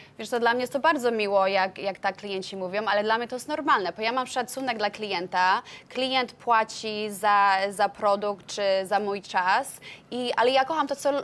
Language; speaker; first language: Polish; early bilingual, heritage; Polish